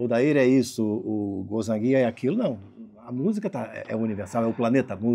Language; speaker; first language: Portuguese; native; Portuguese